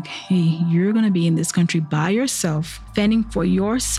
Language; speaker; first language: English; native; English